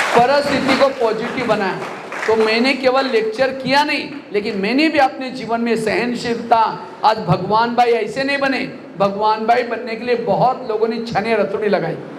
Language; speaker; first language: Hindi; non-native, local second language; Marathi